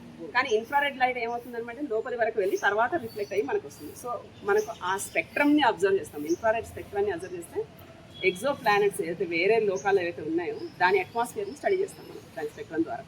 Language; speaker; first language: Telugu; native; Telugu